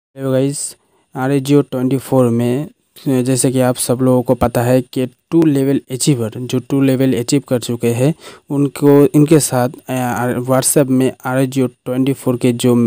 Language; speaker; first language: Hindi; native; Hindi